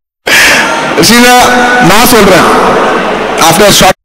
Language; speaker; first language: Tamil; non-native, local second language; Telugu